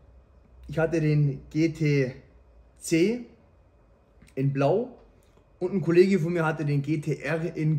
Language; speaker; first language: German; native; German